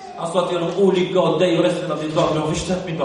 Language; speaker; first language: Swedish; early bilingual, other home language; Arabic